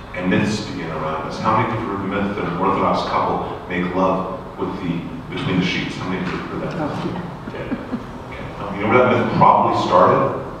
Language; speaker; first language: English; native; English